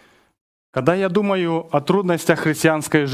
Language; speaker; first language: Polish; non-native, learner; Russian